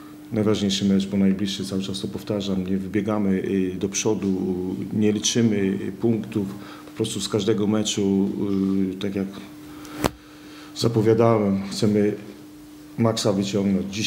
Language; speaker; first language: Polish; native; Polish